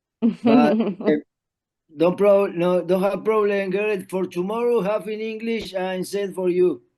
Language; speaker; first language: English; non-native, learner; Spanish